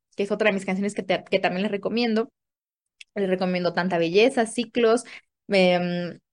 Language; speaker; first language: Spanish; native; Spanish